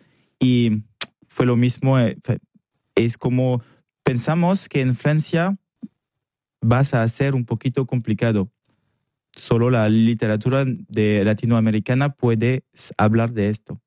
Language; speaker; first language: Spanish; non-native, fluent; French